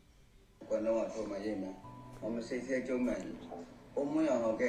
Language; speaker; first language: Chinese; non-native, learner; Burmese